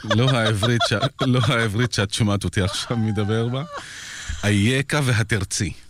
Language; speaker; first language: Hebrew; non-native, local second language; Arabic